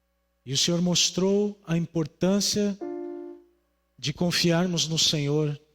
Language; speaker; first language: Portuguese; native; Portuguese